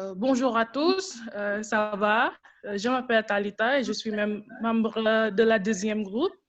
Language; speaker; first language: French; non-native, learner; Indonesian